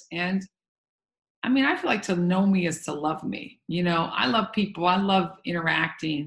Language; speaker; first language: English; native; English